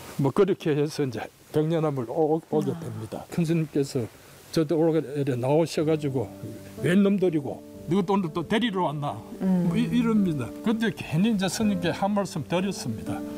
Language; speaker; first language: Korean; native; Korean